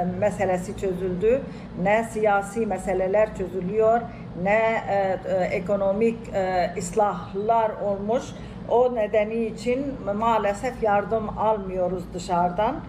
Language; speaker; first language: Turkish; non-native, fluent; Arabic